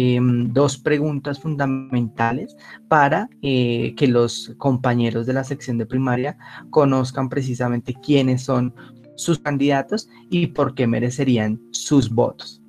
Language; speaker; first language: Spanish; native; Spanish